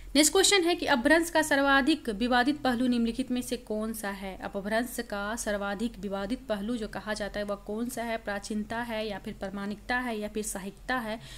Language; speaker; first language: Hindi; native; Hindi